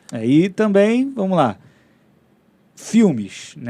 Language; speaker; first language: Portuguese; native; Portuguese